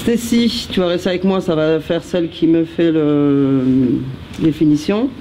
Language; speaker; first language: French; native; French